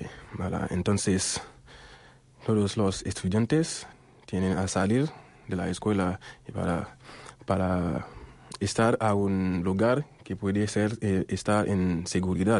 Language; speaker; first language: Spanish; non-native, local second language; Haitian Creole